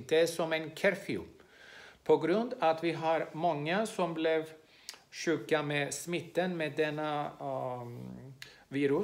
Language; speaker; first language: Swedish; non-native, fluent; Greek